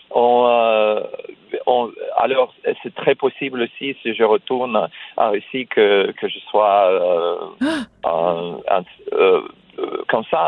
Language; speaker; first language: French; non-native, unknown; Russian